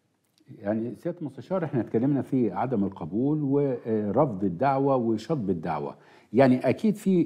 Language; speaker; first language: Arabic; native; Arabic